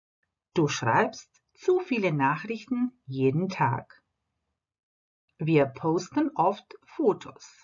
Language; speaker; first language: German; non-native, fluent; Croatian